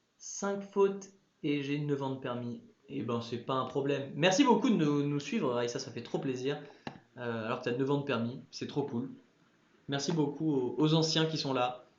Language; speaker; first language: French; early bilingual, other home language; English